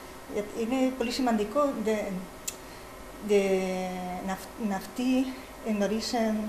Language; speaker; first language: Greek; non-native, learner; Spanish